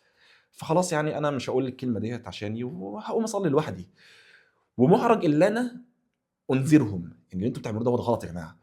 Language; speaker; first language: Arabic; native; Arabic